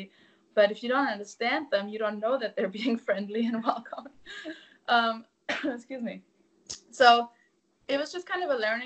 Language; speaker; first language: English; non-native, fluent; German